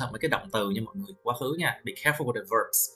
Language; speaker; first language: Vietnamese; native; Vietnamese